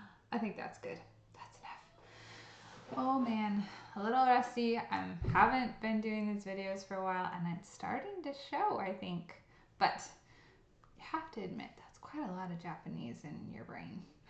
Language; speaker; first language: English; native; English